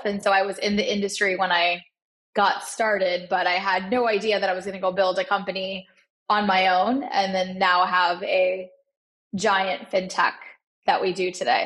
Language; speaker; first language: English; native; English